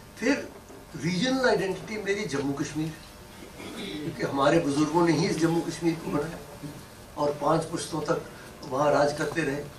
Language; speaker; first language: Hindi; non-native, local second language; Dogri